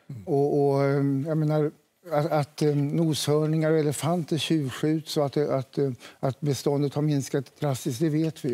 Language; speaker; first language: Swedish; native; Swedish